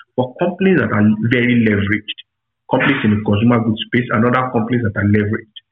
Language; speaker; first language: English; non-native, local second language; Yoruba